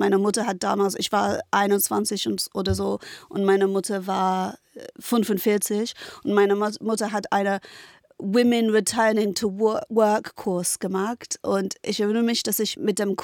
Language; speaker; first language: German; non-native, fluent; English